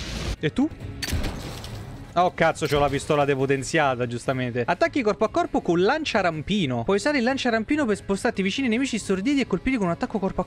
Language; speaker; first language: Italian; native; Italian